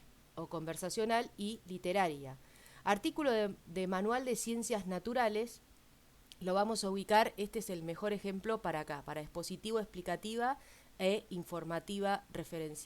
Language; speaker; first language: Spanish; native; Spanish